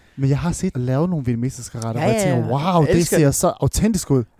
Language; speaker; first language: Danish; early bilingual, other home language; Vietnamese